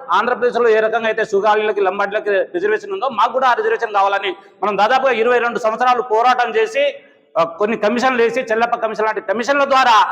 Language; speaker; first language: Telugu; non-native, local second language; Lambadi